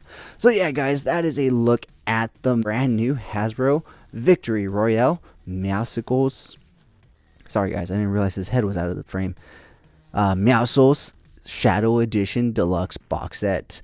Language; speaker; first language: English; native; English